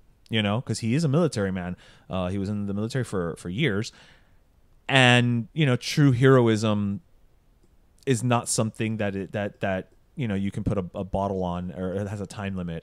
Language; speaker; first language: English; early bilingual, other home language; Spanish